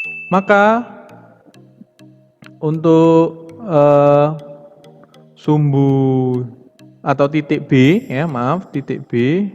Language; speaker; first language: Indonesian; native; Indonesian